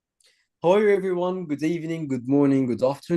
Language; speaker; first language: English; non-native, fluent; Arabic